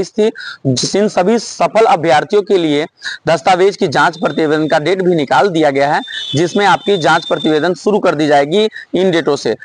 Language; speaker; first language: Hindi; native; Hindi